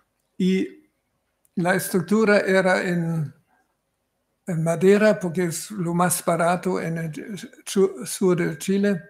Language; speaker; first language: Spanish; non-native, fluent; German